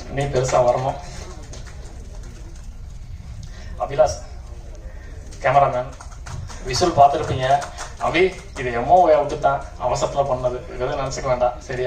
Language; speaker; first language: Tamil; native; Tamil